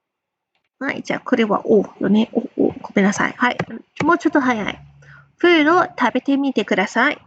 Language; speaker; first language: Japanese; non-native, fluent; English